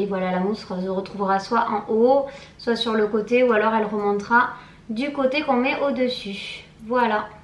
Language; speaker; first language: French; native; French